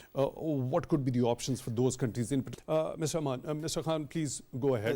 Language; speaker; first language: English; non-native, local second language; Urdu